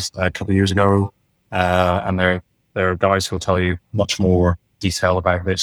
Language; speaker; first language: English; native; English